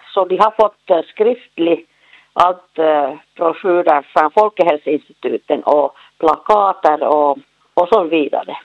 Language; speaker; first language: Swedish; non-native, learner; Finnish